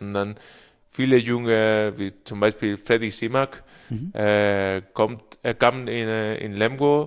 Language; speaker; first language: German; non-native, learner; Spanish